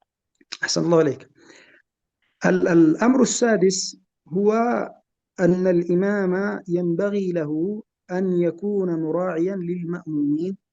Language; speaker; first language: Arabic; native; Arabic